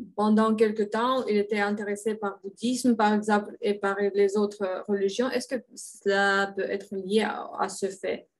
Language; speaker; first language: French; non-native, fluent; Russian